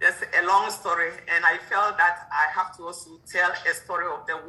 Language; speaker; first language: English; non-native, local second language; Akan